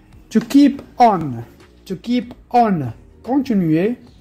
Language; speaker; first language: English; non-native, fluent; Arabic